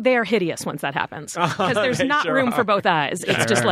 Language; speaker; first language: English; native; English